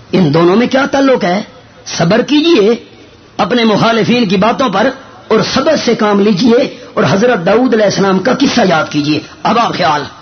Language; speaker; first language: Urdu; non-native, local second language; Northern Hindko